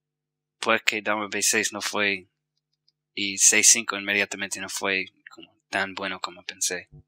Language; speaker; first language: Spanish; non-native, fluent; English